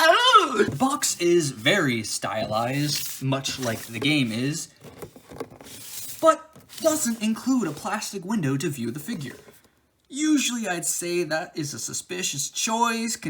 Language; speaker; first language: English; native; English